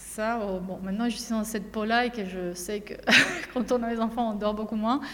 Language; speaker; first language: French; non-native, fluent; Spanish